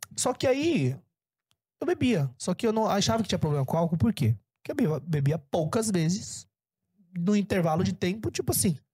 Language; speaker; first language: Portuguese; early bilingual, other home language; Korean